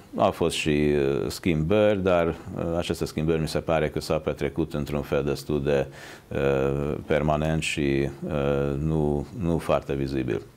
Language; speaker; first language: Romanian; non-native, fluent; Hungarian